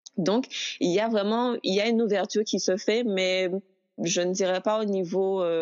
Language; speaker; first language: French; native; French